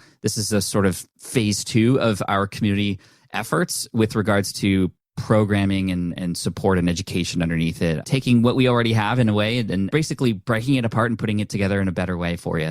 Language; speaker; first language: English; native; English